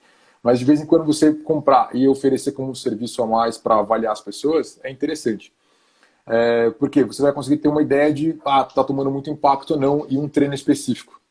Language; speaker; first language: Portuguese; native; Portuguese